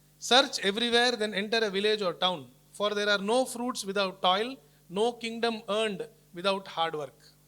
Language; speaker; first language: English; non-native, local second language; Telugu